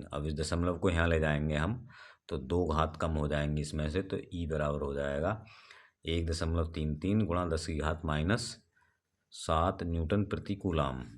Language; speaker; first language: Hindi; native; Hindi